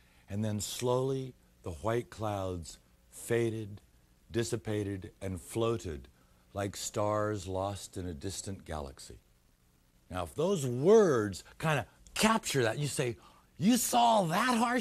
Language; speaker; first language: English; native; English